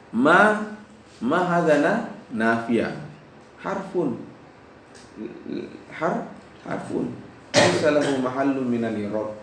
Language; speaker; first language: Arabic; non-native, fluent; Indonesian